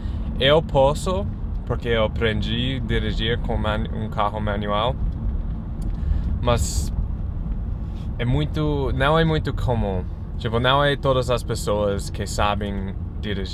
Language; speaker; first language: Portuguese; non-native, fluent; English